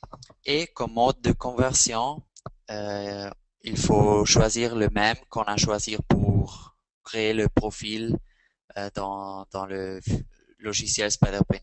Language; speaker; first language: French; non-native, fluent; Spanish